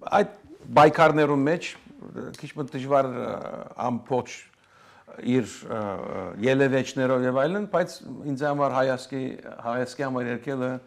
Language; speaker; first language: Armenian; early bilingual, heritage; Armenian